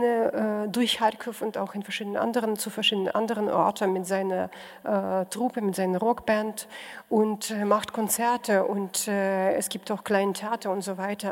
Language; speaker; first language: German; non-native, fluent; Russian